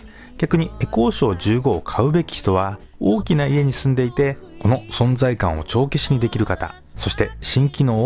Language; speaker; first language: Japanese; native; Japanese